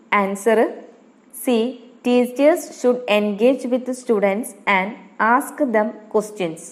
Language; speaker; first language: English; non-native, local second language; Malayalam